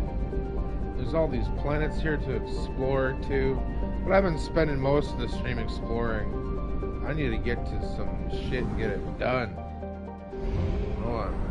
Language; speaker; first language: English; native; English